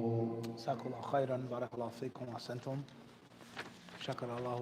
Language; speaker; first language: Arabic; non-native, fluent; English